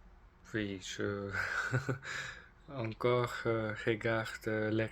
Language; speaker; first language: French; non-native, learner; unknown